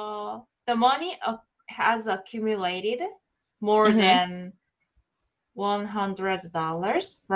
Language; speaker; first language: English; non-native, learner; Korean